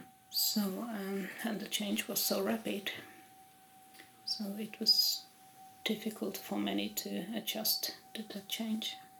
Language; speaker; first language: English; non-native, fluent; Finnish